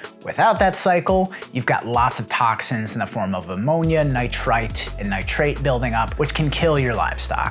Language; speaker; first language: English; native; English